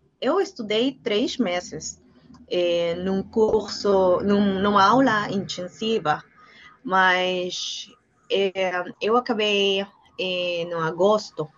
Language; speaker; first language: Portuguese; non-native, learner; Spanish